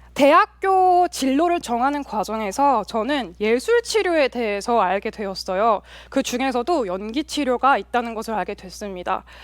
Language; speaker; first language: Korean; early bilingual, heritage; Korean